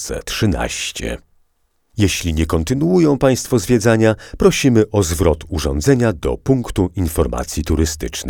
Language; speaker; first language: Polish; native; Polish